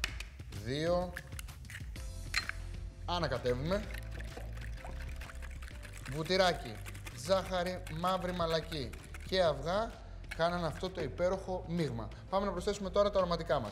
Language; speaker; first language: Greek; native; Greek